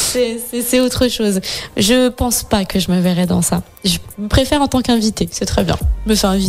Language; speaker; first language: French; native; French